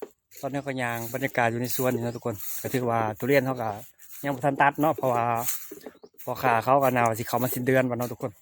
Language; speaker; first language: Thai; non-native, local second language; Lao